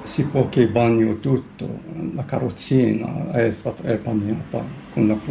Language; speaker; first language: Italian; non-native, learner; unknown